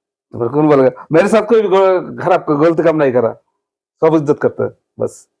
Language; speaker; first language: Hindi; non-native, learner; Bangla